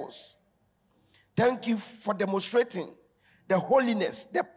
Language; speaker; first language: English; non-native, local second language; Akan